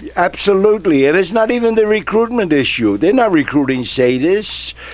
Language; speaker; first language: English; non-native, fluent; Spanish